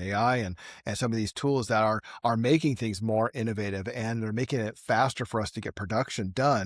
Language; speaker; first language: English; native; English